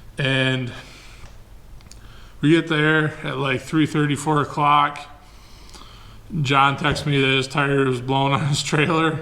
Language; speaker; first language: English; native; English